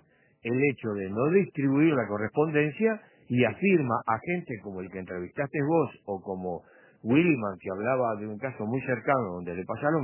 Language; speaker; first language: Spanish; native; Spanish